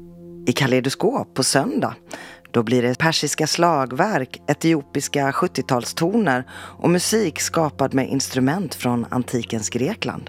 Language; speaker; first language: Swedish; native; Swedish